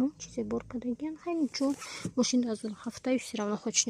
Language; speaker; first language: Russian; non-native, local second language; Tajik